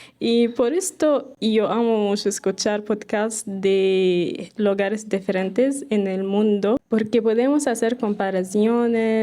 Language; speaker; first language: Spanish; non-native, fluent; Arabic